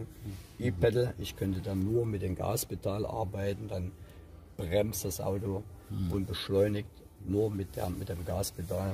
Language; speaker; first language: German; native; German